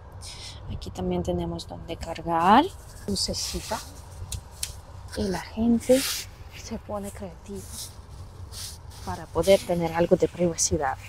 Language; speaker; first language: Spanish; non-native, fluent; Russian